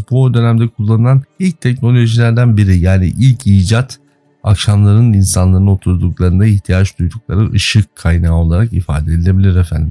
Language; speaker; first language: Turkish; native; Turkish